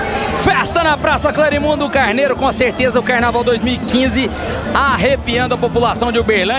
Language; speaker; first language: Portuguese; native; Portuguese